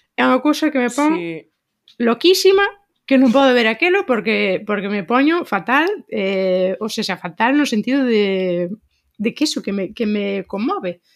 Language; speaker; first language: Galician; native; Galician